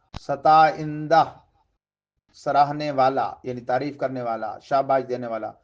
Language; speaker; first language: Urdu; native; Urdu